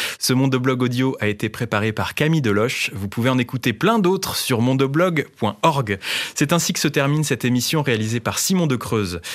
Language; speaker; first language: French; native; French